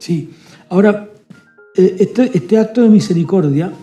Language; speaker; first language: Spanish; native; Spanish